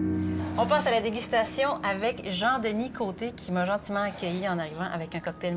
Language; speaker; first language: French; native; French